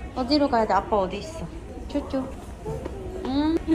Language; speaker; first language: Korean; native; Korean